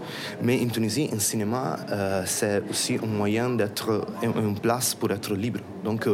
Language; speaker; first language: French; non-native, fluent; Italian